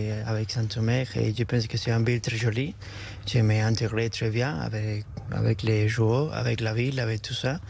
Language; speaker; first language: French; non-native, learner; Spanish